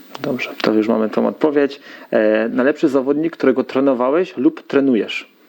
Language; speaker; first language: Polish; native; Polish